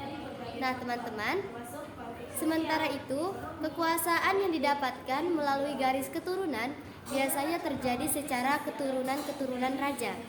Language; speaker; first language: Indonesian; native; Indonesian